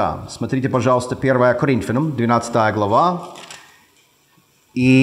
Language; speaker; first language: Russian; non-native, fluent; English